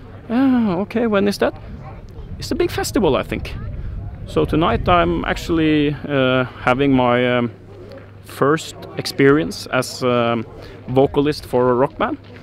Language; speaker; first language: English; non-native, fluent; Norwegian